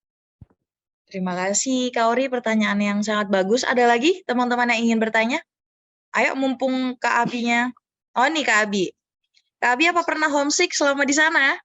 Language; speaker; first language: Indonesian; native; Indonesian